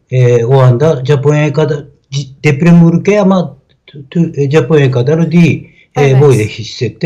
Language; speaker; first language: Turkish; non-native, learner; Japanese